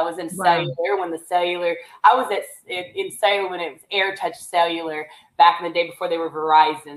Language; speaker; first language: English; native; English